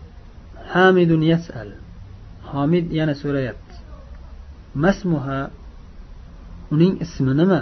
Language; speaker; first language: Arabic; non-native, fluent; Uzbek